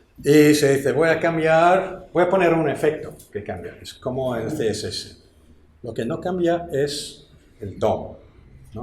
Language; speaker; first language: Spanish; non-native, fluent; English